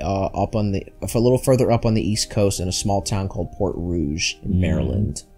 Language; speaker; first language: English; native; English